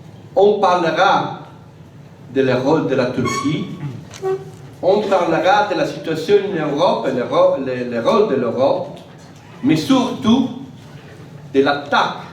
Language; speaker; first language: French; non-native, fluent; Italian